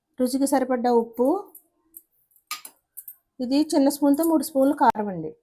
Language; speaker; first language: Telugu; native; Telugu